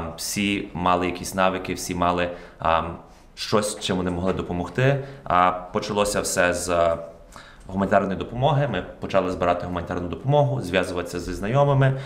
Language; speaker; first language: Ukrainian; native; Ukrainian